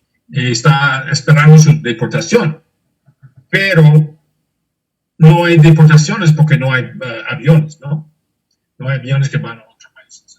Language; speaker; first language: Spanish; non-native, fluent; English